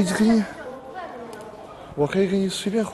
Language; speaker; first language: Chinese; non-native, fluent; Polish